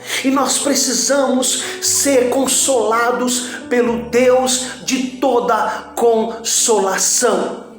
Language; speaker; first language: Portuguese; native; Portuguese